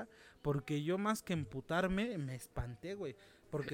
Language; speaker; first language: Spanish; native; Spanish